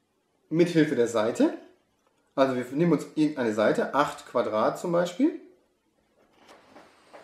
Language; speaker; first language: German; native; German